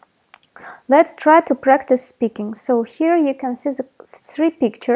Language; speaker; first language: English; non-native, fluent; Russian